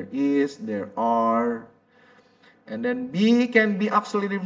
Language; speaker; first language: English; non-native, fluent; Indonesian